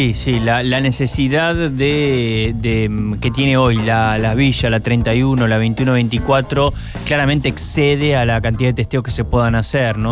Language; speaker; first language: Spanish; native; Spanish